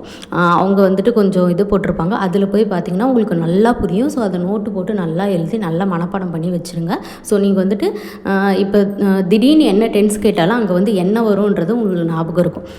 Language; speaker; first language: Tamil; native; Tamil